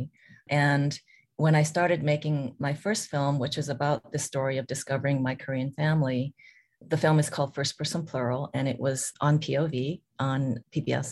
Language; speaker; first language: English; early bilingual, other home language; Korean